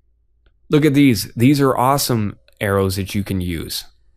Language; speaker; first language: English; native; English